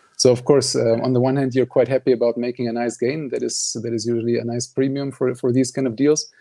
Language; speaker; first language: English; non-native, fluent; German